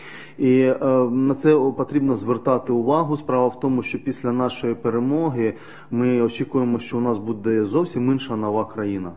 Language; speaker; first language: Ukrainian; native; Ukrainian